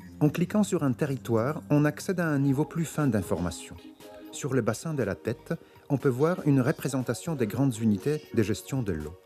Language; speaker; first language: French; native; French